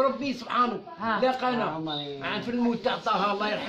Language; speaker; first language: Arabic; native; Arabic